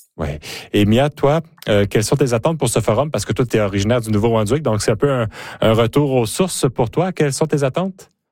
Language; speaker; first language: French; native; French